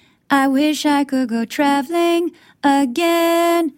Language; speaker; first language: English; native; English